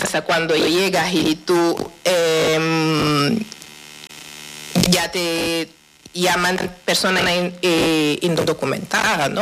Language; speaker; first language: Spanish; non-native, fluent; Wolof